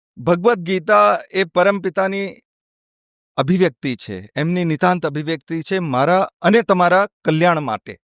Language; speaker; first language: Gujarati; non-native, fluent; Malayalam